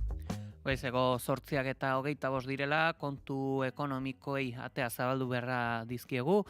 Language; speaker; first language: Basque; native; Basque